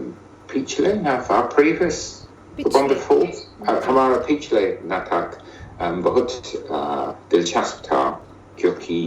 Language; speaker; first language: Hindi; non-native, learner; English